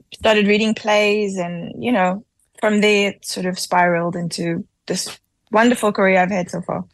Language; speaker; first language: English; native; English